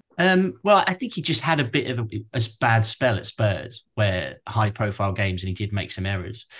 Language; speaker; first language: English; native; English